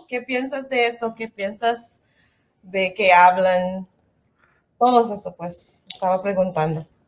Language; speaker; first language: Spanish; non-native, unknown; English